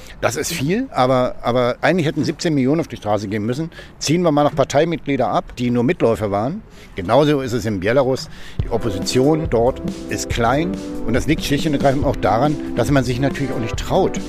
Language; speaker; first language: German; native; German